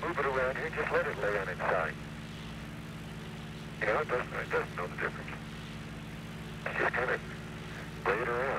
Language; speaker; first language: English; native; English